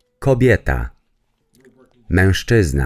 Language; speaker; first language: Polish; non-native, learner; English